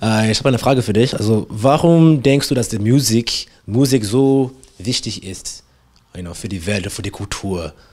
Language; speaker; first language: German; non-native, learner; English